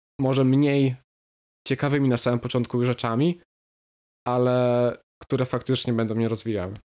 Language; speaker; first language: Polish; native; Polish